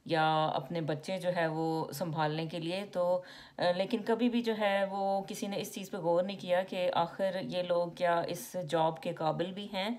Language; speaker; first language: Urdu; native; Urdu